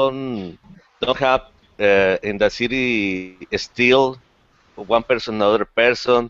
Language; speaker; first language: English; non-native, learner; Spanish